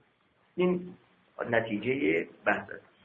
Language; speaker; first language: Persian; native; Persian